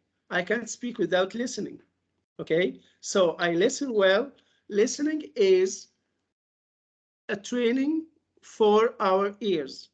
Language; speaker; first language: English; non-native, fluent; Arabic